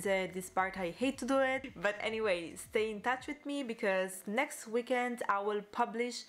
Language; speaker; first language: English; non-native, fluent; Italian